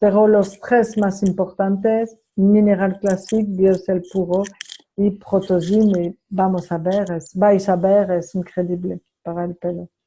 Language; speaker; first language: Spanish; non-native, fluent; French